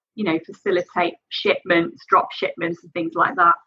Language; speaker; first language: English; native; English